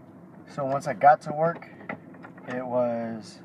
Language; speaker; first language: English; native; English